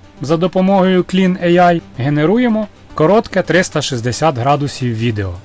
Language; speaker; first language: Ukrainian; native; Ukrainian